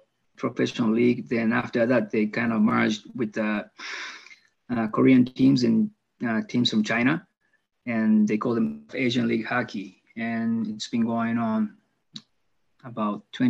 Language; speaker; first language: English; non-native, fluent; Japanese